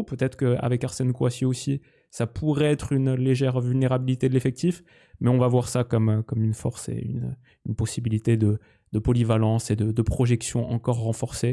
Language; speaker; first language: French; native; French